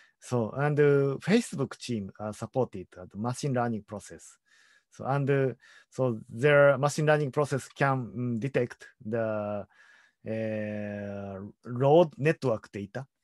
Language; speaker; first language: English; non-native, learner; Japanese